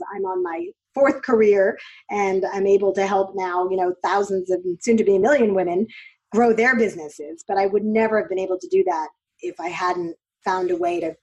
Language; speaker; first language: English; native; English